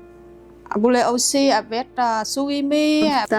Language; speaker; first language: French; non-native, learner; Vietnamese